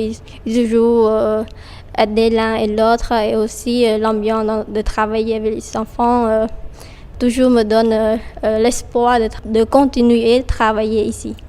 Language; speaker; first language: French; non-native, fluent; Khmer